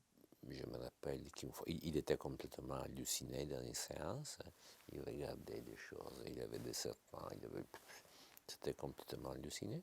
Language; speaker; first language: French; non-native, fluent; Italian